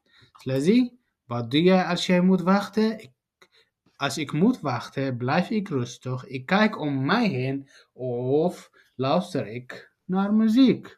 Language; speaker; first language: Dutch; non-native, learner; Tigrinya